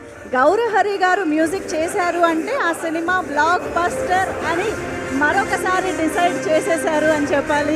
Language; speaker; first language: Telugu; native; Telugu